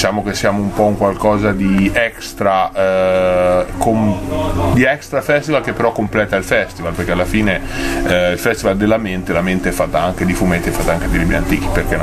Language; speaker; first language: Italian; native; Italian